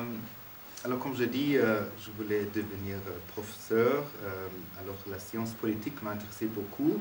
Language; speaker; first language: French; non-native, fluent; German